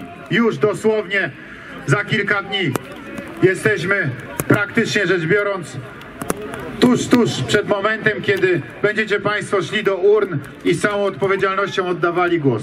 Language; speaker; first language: Polish; native; Polish